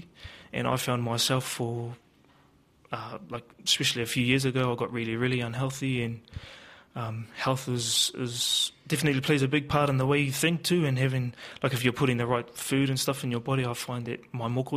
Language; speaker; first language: English; native; English